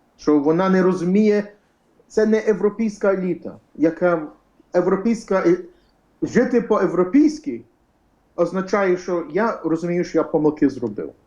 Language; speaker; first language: Ukrainian; early bilingual, heritage; Ukrainian